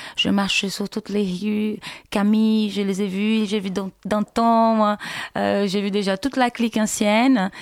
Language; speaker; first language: French; non-native, fluent; Portuguese